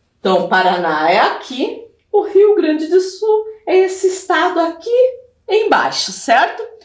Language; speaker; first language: Portuguese; native; Portuguese